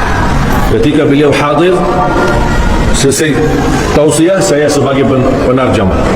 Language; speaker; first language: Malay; non-native, fluent; Arabic